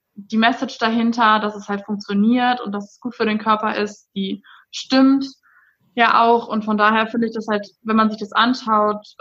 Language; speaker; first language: German; native; German